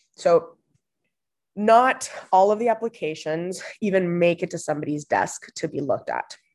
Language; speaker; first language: English; non-native, fluent; Spanish